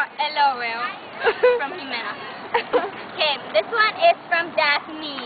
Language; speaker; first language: English; native; English